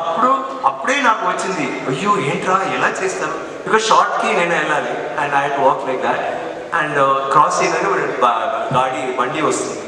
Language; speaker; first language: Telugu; non-native, fluent; Tamil